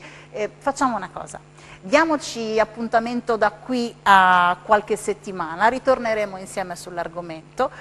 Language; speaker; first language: Italian; native; Italian